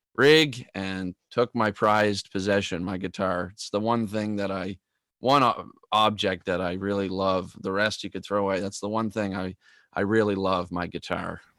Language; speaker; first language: English; native; English